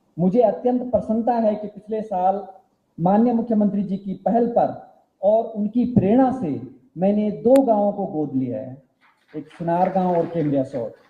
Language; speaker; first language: Hindi; native; Hindi